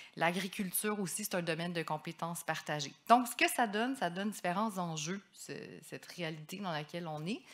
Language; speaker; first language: French; native; French